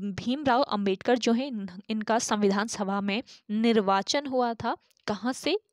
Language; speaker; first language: Hindi; native; Hindi